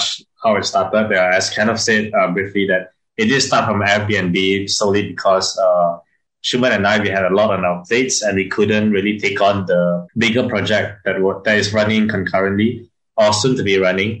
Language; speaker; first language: English; non-native, local second language; Chinese